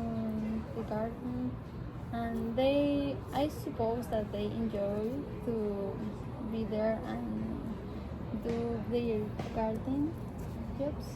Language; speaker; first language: English; non-native, learner; Spanish